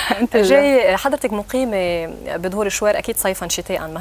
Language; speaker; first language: Arabic; native; Arabic